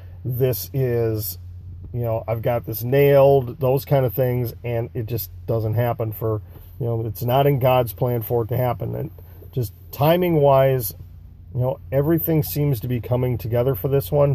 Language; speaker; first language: English; native; English